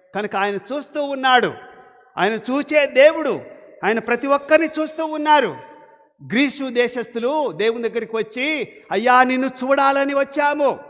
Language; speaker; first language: Telugu; non-native, local second language; Lambadi